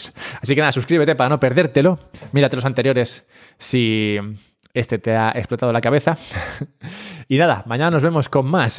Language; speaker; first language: Spanish; native; Spanish